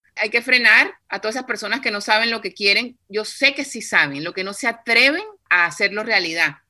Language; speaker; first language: Spanish; native; Spanish